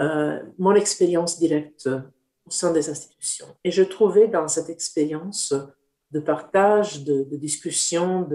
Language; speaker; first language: French; non-native, fluent; Italian